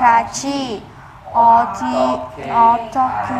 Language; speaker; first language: Korean; non-native, learner; Vietnamese